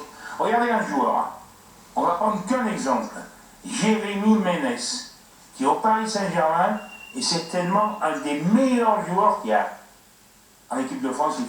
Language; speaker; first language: French; native; French